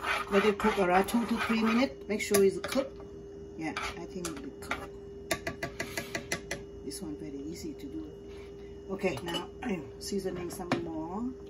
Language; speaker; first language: English; non-native, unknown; Vietnamese